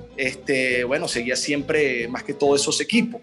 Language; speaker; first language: Spanish; early bilingual, other home language; Italian